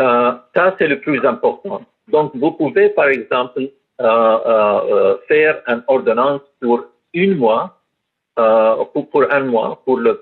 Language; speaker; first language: French; non-native, learner; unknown